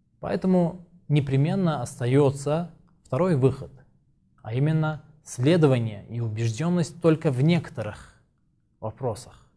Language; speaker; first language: Russian; non-native, local second language; Azerbaijani